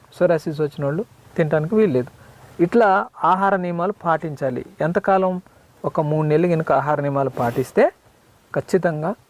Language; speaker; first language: Telugu; non-native, local second language; Koya